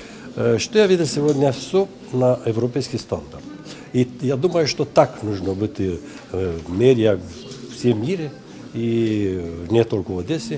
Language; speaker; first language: Russian; non-native, learner; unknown